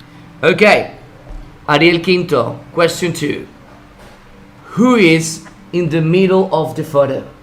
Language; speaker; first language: English; non-native, fluent; Spanish